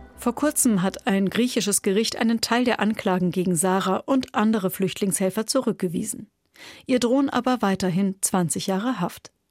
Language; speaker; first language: German; native; German